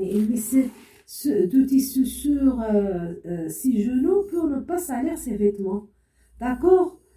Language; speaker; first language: French; non-native, local second language; Arabic